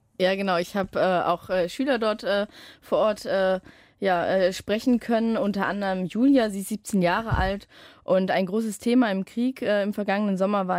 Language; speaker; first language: German; native; German